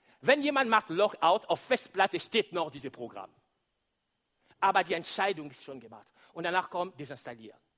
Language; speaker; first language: German; non-native, fluent; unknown